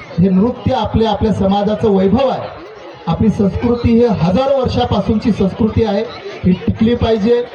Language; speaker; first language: Marathi; non-native, local second language; Kukna